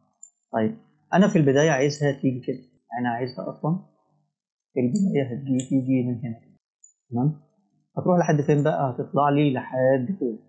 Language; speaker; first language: Arabic; native; Arabic